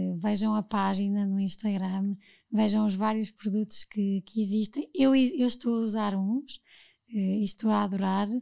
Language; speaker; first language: Portuguese; native; Portuguese